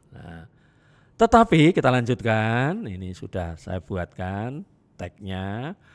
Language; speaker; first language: Indonesian; non-native, local second language; Javanese